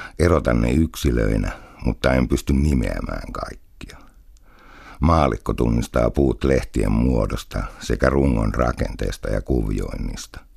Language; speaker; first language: Finnish; native; Finnish